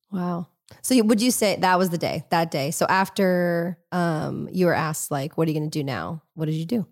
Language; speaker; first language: English; native; English